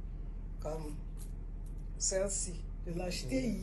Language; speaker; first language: French; non-native, fluent; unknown